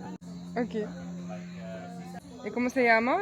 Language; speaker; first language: Spanish; non-native, learner; French